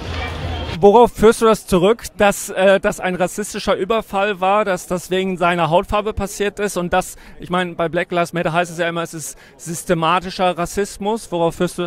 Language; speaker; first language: German; native; German